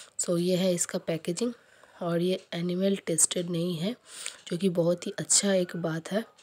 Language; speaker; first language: Hindi; non-native, local second language; Bangla